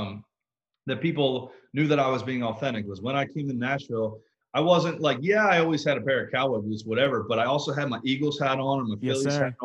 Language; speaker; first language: English; native; English